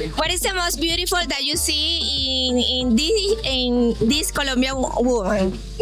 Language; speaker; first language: English; non-native, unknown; Spanish